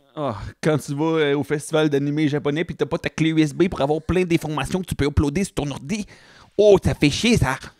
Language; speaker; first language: French; native; French